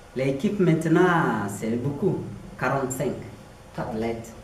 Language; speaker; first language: French; non-native, learner; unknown